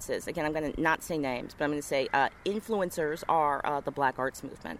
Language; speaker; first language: English; native; English